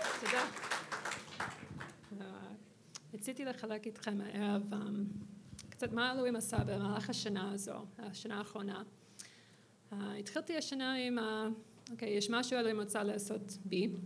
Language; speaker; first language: Hebrew; non-native, fluent; English